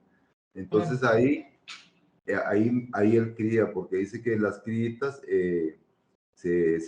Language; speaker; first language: Spanish; native; Spanish